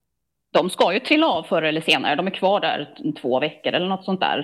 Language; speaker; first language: Swedish; native; Swedish